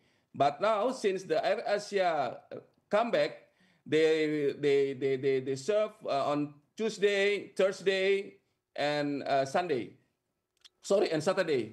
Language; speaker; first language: English; non-native, fluent; Indonesian